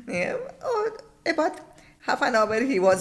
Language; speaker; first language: English; non-native, learner; Persian